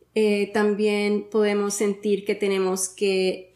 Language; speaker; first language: Spanish; early bilingual, heritage; Spanish